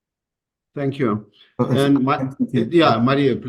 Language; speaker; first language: English; non-native, fluent; Russian